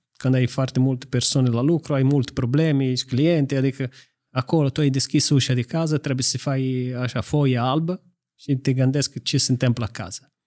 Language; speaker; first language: Romanian; non-native, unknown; Italian